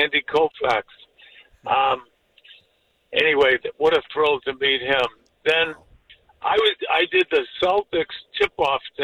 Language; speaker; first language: English; native; English